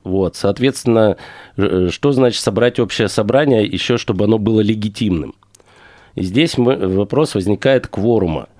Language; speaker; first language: Russian; native; Russian